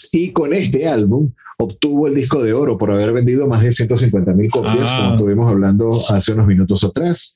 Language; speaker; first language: Spanish; native; Spanish